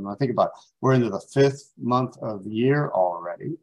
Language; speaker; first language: English; native; English